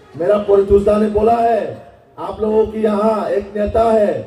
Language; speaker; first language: Hindi; non-native, local second language; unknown